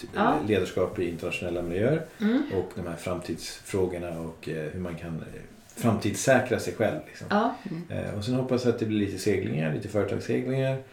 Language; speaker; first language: Swedish; native; Swedish